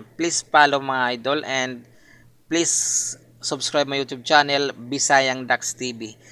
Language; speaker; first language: Filipino; non-native, local second language; Masbatenyo